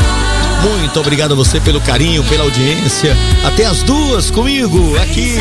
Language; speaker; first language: Portuguese; native; Portuguese